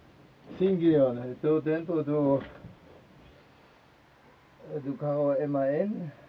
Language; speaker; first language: Portuguese; non-native, fluent; German